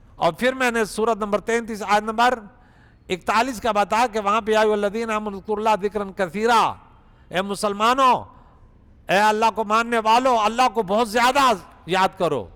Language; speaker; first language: Urdu; non-native, local second language; Pashto